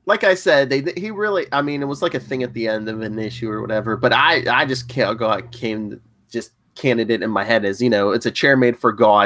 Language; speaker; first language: English; native; English